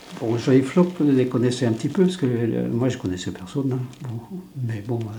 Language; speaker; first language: French; non-native, local second language; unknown